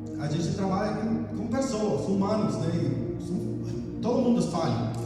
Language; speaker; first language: Portuguese; non-native, fluent; Spanish